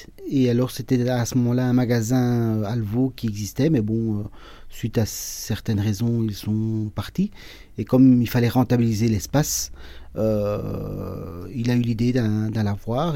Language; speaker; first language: French; early bilingual, other home language; Spanish